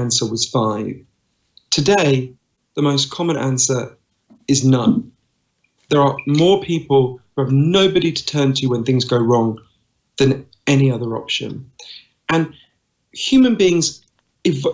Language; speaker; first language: English; native; English